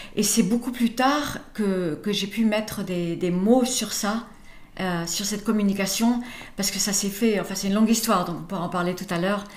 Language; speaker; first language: French; early bilingual, other home language; English